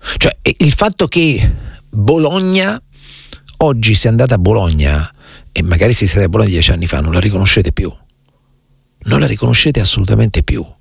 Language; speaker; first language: Italian; native; Italian